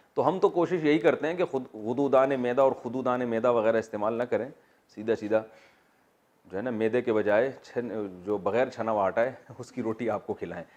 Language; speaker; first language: Urdu; native; Urdu